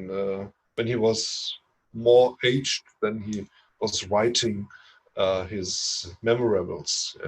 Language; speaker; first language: English; non-native, fluent; German